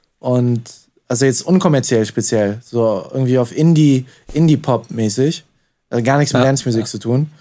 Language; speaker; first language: German; native; German